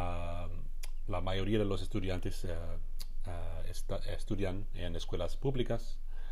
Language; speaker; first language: Spanish; non-native, fluent; English